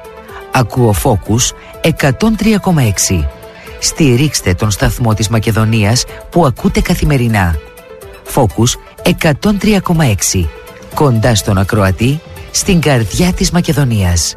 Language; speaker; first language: Greek; native; Greek